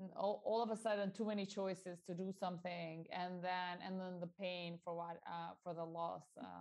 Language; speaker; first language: English; non-native, fluent; Albanian